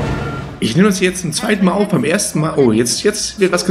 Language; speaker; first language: German; native; German